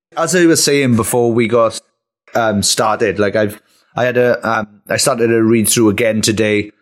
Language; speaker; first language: English; native; English